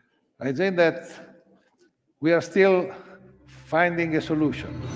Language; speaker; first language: English; non-native, learner; Italian